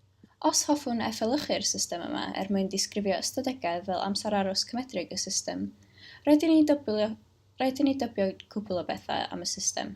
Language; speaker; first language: Welsh; native; Welsh